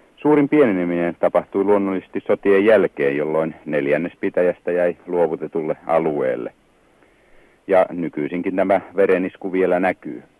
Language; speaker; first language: Finnish; native; Finnish